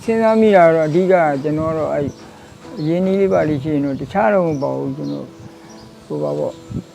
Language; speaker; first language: Burmese; native; Burmese